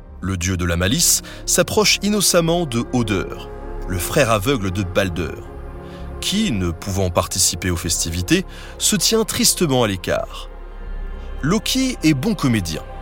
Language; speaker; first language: French; native; French